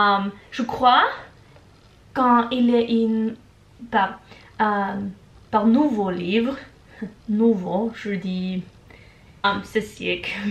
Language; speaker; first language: French; non-native, learner; Norwegian